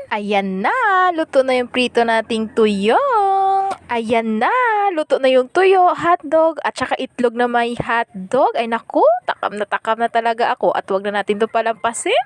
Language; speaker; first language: Filipino; native; Filipino